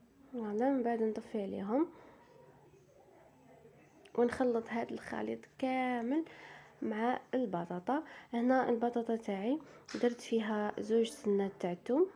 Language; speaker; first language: Arabic; native; Arabic